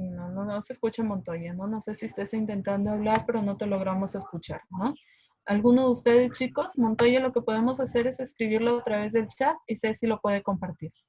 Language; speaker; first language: Spanish; native; Spanish